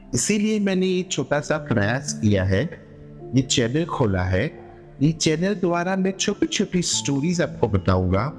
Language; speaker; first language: Hindi; non-native, local second language; Gujarati